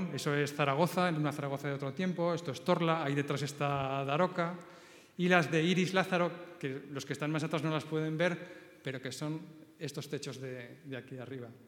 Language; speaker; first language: Spanish; native; Spanish